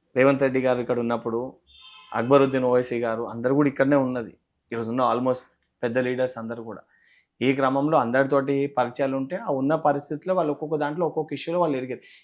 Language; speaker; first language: Telugu; native; Telugu